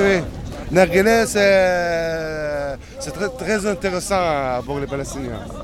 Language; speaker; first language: French; non-native, learner; Arabic